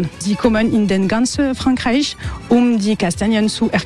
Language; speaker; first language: German; non-native, learner; French